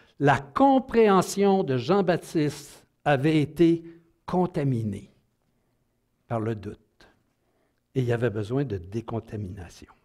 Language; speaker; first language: French; native; French